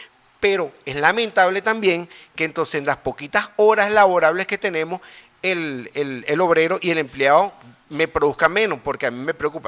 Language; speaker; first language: Spanish; native; Spanish